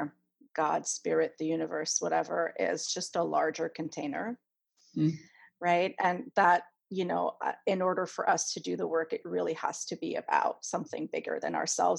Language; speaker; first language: English; non-native, fluent; French